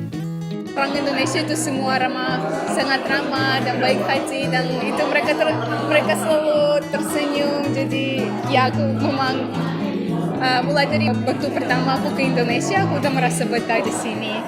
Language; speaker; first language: Indonesian; non-native, fluent; Russian